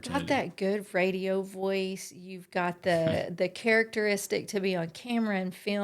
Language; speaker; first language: English; native; English